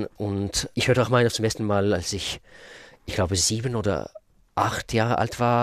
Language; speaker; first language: German; non-native, fluent; Russian